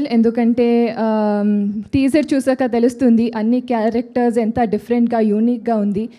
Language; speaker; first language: Telugu; non-native, learner; Kannada